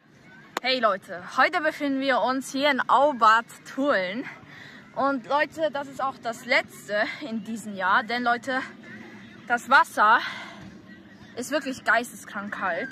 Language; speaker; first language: German; early bilingual, other home language; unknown